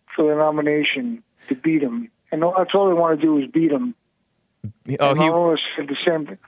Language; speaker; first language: English; native; English